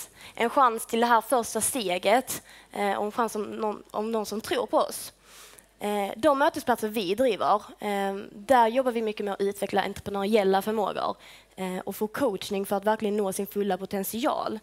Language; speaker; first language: Swedish; native; Swedish